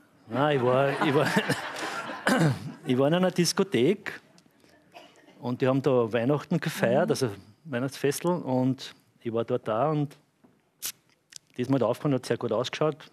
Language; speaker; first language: German; native; German